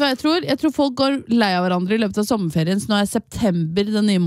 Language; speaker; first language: Norwegian; native; Norwegian